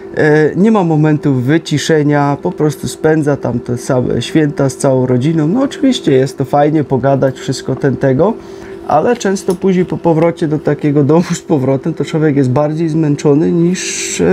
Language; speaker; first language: Polish; native; Polish